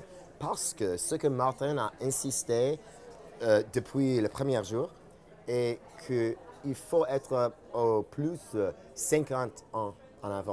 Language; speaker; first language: French; non-native, fluent; English